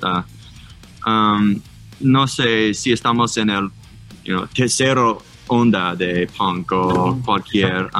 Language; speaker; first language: Spanish; non-native, learner; English